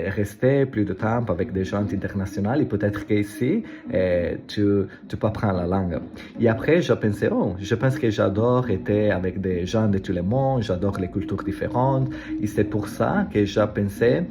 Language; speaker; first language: French; non-native, learner; Italian